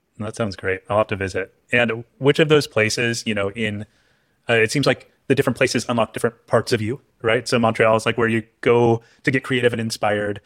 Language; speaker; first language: English; native; English